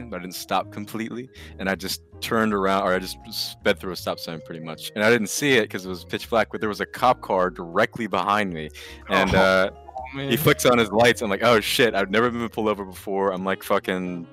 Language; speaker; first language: English; native; English